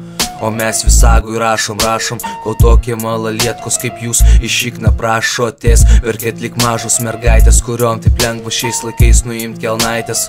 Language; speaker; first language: Lithuanian; native; Lithuanian